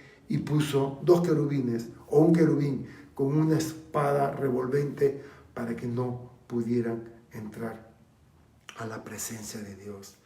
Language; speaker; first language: Spanish; native; Spanish